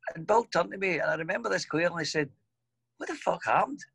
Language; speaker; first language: English; native; English